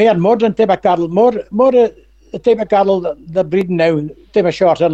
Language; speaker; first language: English; native; English